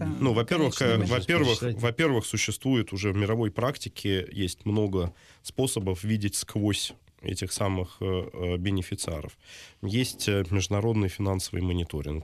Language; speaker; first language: Russian; native; Russian